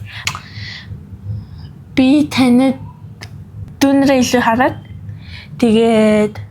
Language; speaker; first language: Mongolian; early bilingual, heritage; Mongolian